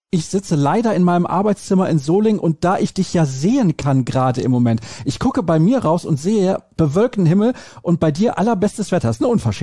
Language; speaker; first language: German; native; German